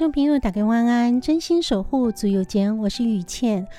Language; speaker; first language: Chinese; native; Chinese